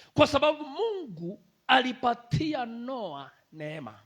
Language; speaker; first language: English; non-native, local second language; Swahili